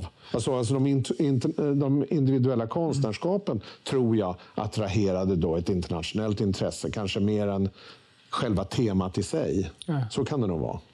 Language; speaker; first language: Swedish; native; Swedish